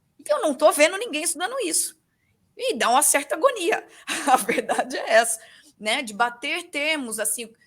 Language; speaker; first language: Portuguese; native; Portuguese